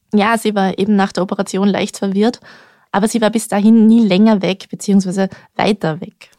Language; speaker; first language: German; native; German